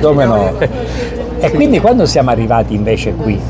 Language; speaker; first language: Italian; native; Italian